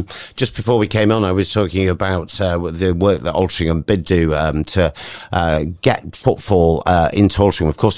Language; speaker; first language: English; native; English